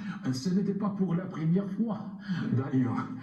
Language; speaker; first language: French; non-native, fluent; Russian